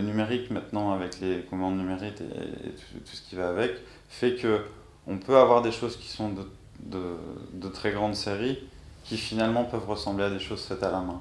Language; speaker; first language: French; native; French